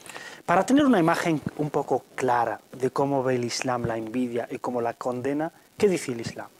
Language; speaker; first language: Spanish; native; Spanish